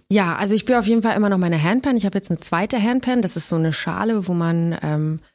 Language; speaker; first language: German; native; German